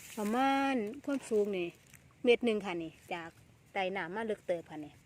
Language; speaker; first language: Thai; native; Thai